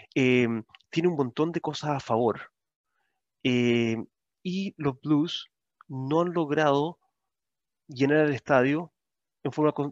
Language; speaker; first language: Spanish; native; Spanish